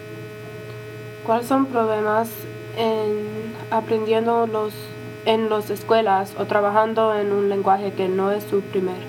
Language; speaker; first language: Spanish; early bilingual, heritage; Spanish